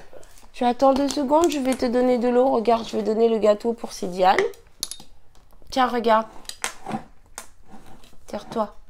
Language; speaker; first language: French; native; French